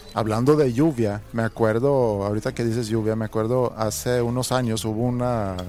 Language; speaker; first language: Spanish; non-native, fluent; Swedish